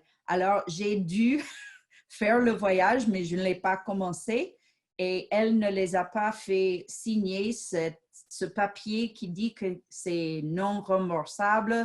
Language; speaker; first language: French; non-native, fluent; English